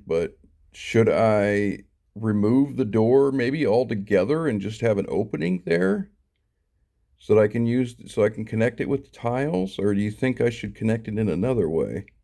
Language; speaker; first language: English; native; English